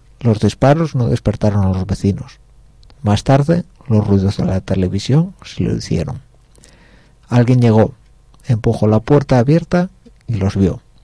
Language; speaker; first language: Spanish; native; Spanish